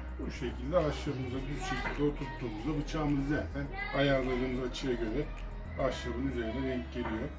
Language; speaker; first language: Turkish; native; Turkish